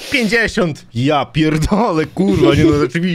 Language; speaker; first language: Polish; native; Polish